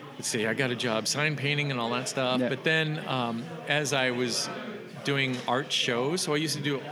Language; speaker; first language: English; native; English